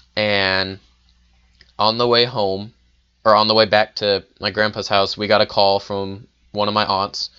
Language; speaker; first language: English; native; English